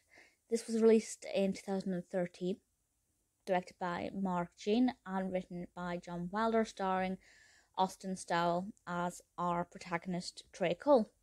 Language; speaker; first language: English; native; English